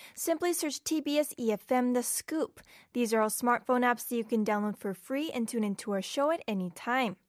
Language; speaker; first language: English; non-native, fluent; Korean